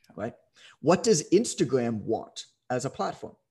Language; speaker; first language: English; native; English